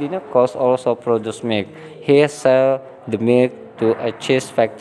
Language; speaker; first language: English; non-native, fluent; Indonesian